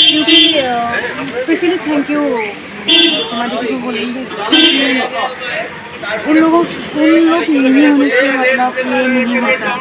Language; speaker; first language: Hindi; non-native, local second language; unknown